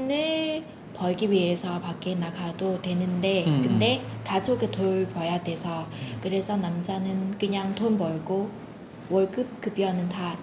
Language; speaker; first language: Korean; non-native, fluent; Vietnamese